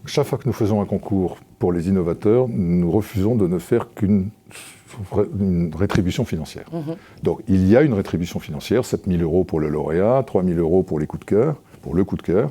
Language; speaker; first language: French; native; French